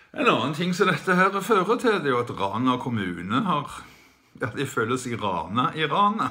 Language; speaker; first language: Norwegian; native; Norwegian